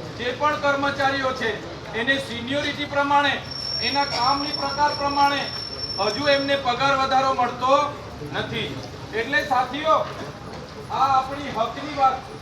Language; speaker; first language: Gujarati; non-native, local second language; Vasavi